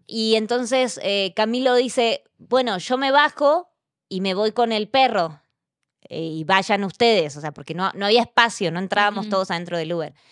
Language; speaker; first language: Spanish; native; Spanish